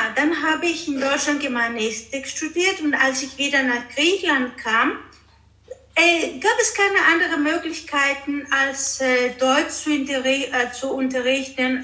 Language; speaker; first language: German; early bilingual, other home language; Greek